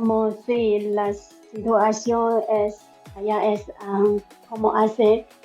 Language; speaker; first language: Spanish; non-native, learner; Chinese